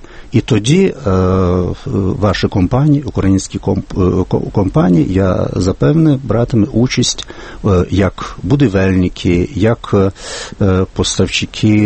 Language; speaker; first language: Ukrainian; non-native, fluent; Lithuanian